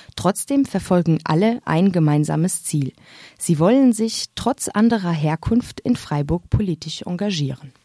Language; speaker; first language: German; non-native, fluent; Vietnamese